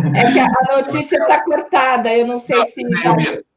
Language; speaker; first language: Portuguese; native; Portuguese